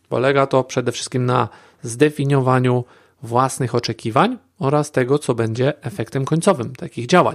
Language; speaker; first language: Polish; native; Polish